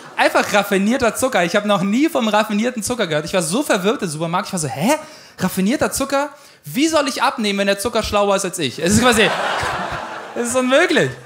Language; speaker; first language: German; early bilingual, other home language; Ukrainian